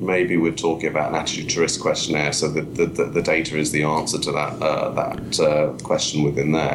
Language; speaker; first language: English; native; English